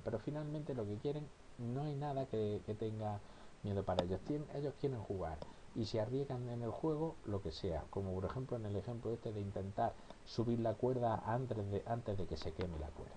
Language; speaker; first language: Spanish; native; Spanish